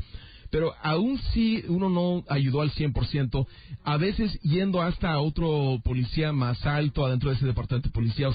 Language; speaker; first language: Spanish; native; Spanish